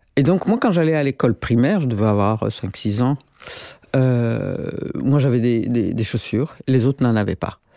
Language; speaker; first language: French; non-native, local second language; Rundi